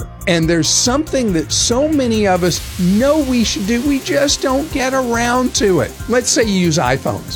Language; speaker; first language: English; native; English